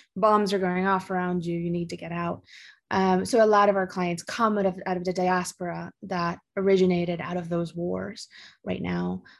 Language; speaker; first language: English; early bilingual, other home language; Spanish